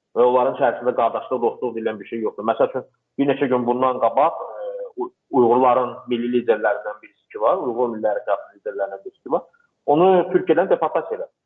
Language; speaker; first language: Azerbaijani; non-native, local second language; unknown